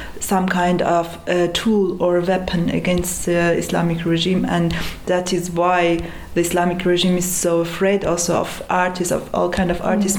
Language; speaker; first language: English; non-native, fluent; Persian